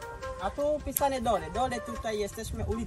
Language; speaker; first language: Polish; non-native, learner; Swahili